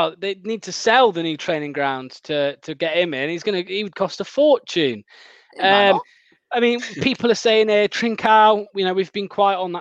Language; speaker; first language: English; native; English